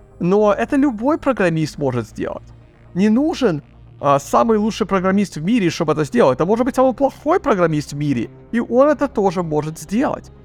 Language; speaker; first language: Russian; early bilingual, heritage; Russian